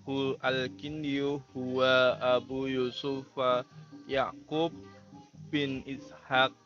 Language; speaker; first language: Arabic; non-native, learner; Indonesian